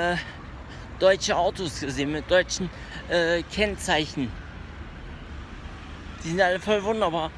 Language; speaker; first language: German; early bilingual, other home language; Turkish